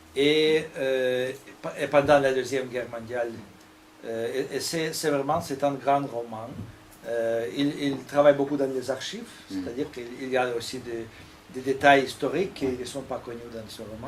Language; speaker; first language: French; non-native, fluent; Russian